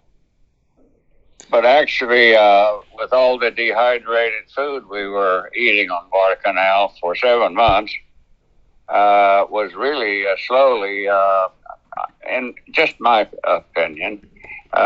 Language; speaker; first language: English; native; English